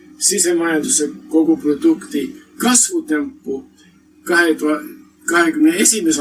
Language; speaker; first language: Estonian; early bilingual, heritage; Estonian